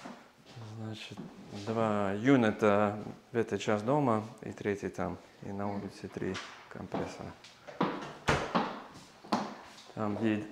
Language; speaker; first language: Russian; non-native, learner; English